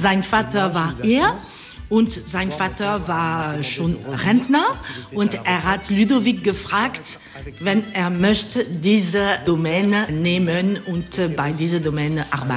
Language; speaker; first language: German; non-native, learner; French